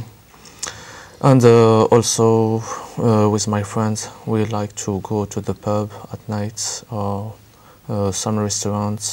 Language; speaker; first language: English; non-native, learner; French